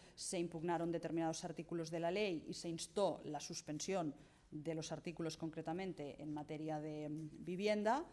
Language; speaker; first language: Spanish; non-native, local second language; Catalan